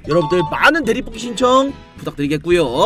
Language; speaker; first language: Korean; native; Korean